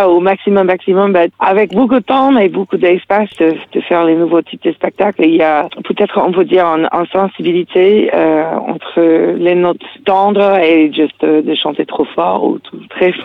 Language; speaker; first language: French; non-native, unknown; English